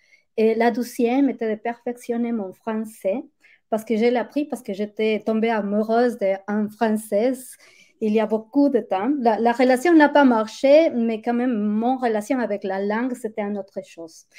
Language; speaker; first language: French; non-native, fluent; Spanish